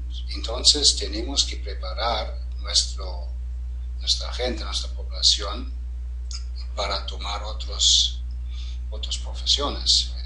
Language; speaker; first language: Spanish; non-native, fluent; German